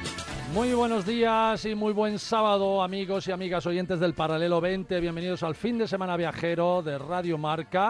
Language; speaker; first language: Spanish; native; Spanish